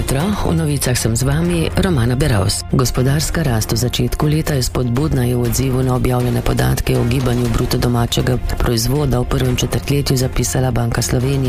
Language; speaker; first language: Slovenian; native; Slovenian